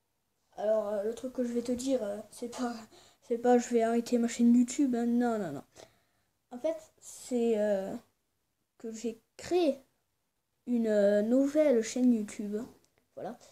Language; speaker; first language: French; native; French